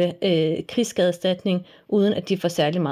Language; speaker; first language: Danish; native; Danish